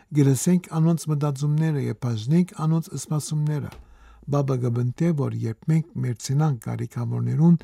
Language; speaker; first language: Armenian; early bilingual, heritage; Armenian